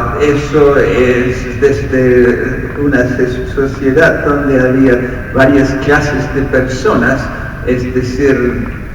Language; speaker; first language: Spanish; non-native, fluent; English